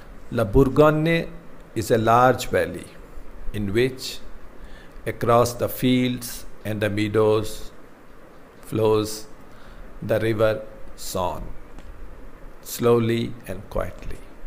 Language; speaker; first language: English; non-native, local second language; Hindi